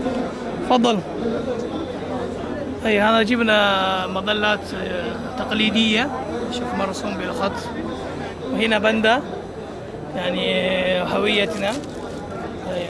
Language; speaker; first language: Arabic; non-native, learner; Chinese